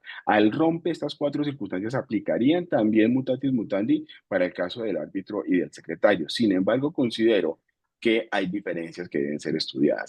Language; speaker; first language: Spanish; native; Spanish